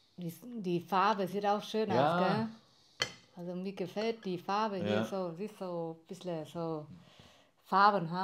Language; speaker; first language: German; non-native, learner; Vietnamese